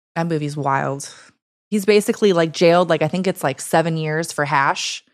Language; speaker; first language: English; early bilingual, other home language; Italian